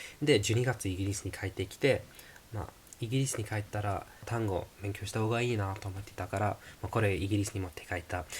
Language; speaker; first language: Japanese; non-native, fluent; English